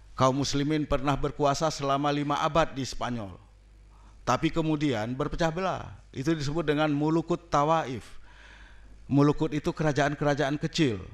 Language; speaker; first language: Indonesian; non-native, local second language; Minangkabau